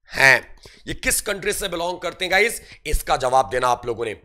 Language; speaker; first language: Hindi; native; Hindi